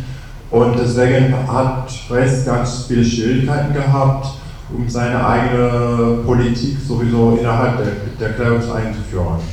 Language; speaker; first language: German; non-native, fluent; English